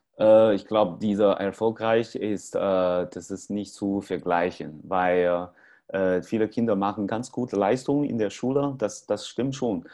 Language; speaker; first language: German; non-native, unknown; Chinese